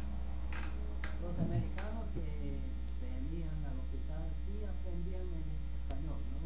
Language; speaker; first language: Spanish; non-native, fluent; English